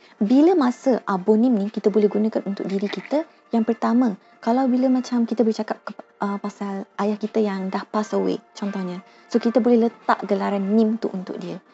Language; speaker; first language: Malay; native; Malay